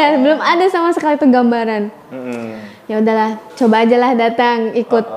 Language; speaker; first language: Indonesian; native; Indonesian